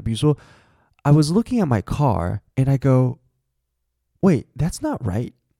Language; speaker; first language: English; non-native, fluent; Chinese